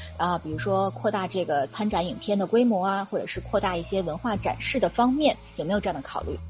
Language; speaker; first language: Chinese; native; Chinese